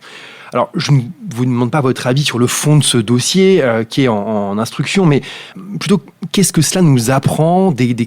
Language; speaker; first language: French; native; French